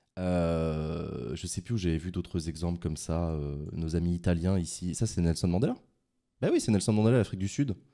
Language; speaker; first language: French; native; French